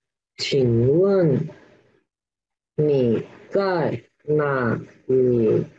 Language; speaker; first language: Chinese; non-native, learner; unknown